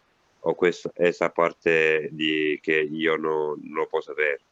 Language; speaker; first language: Spanish; non-native, learner; Italian